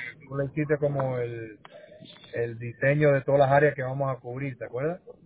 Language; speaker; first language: Spanish; native; Spanish